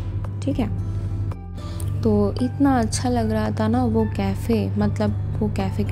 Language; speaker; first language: Hindi; non-native, local second language; Bangla